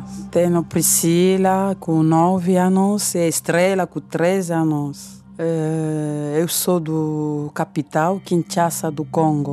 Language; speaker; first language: Portuguese; non-native, local second language; French